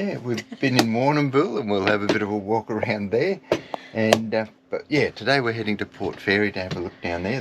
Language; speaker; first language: English; native; English